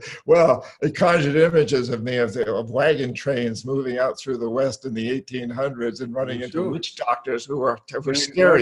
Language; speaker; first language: English; native; English